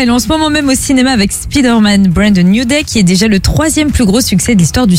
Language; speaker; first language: French; native; French